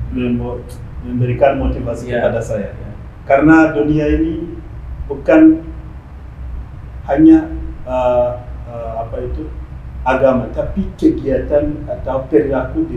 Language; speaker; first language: Indonesian; non-native, fluent; Rundi